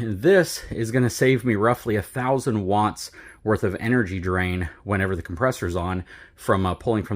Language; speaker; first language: English; native; English